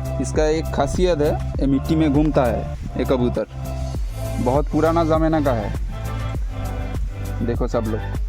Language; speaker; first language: Hindi; non-native, local second language; Bangla